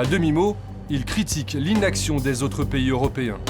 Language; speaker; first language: French; native; French